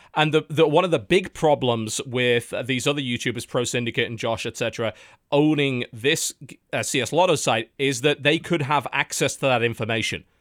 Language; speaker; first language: English; native; English